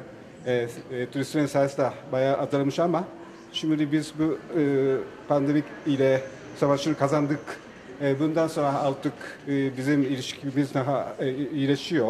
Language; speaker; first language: Turkish; non-native, fluent; Japanese